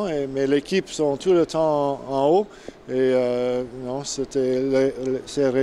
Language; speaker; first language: French; non-native, learner; English